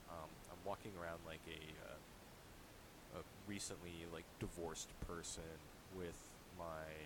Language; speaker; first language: English; native; English